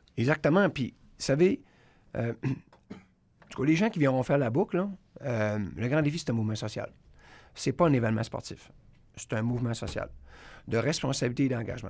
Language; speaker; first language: French; native; French